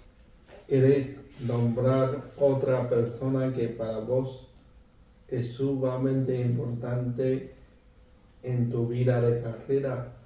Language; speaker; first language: Spanish; non-native, fluent; Chinese